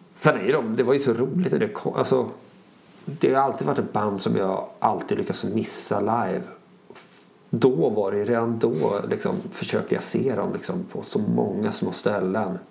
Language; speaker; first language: Swedish; native; Swedish